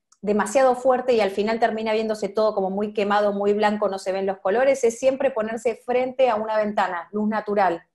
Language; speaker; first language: Spanish; native; Spanish